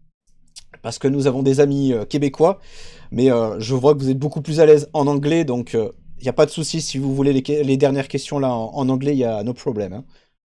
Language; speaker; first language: French; native; French